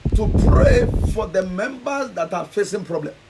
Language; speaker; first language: English; non-native, local second language; Yoruba